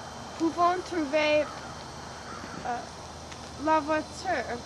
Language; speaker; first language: French; non-native, learner; English